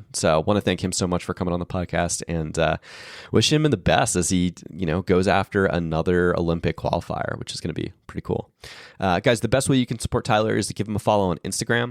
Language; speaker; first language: English; native; English